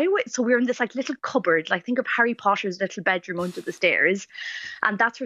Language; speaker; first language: English; native; English